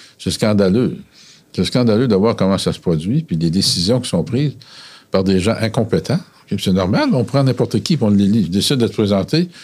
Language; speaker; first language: French; native; French